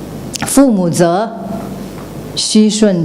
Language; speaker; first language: Chinese; native; Chinese